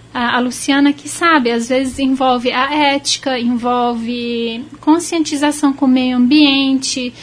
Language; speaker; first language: Portuguese; non-native, fluent; Arabic